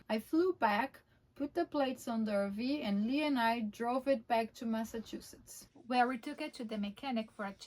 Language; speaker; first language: English; non-native, fluent; Portuguese